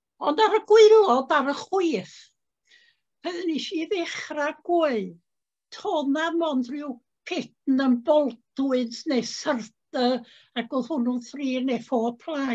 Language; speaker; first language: Welsh; native; Welsh